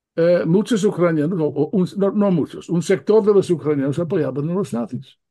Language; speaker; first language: Spanish; non-native, fluent; English